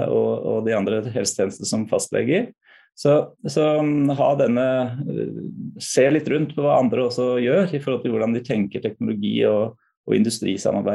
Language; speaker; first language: Norwegian; native; Norwegian